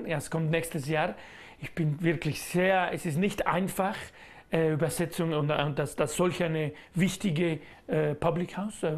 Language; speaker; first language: German; non-native, learner; Spanish